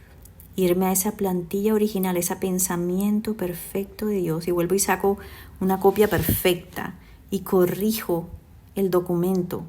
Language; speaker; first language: Spanish; native; Spanish